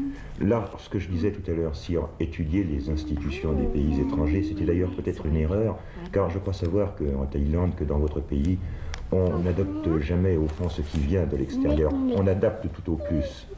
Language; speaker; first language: French; native; French